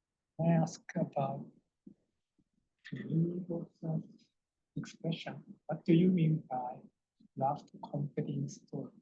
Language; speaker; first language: English; non-native, fluent; Japanese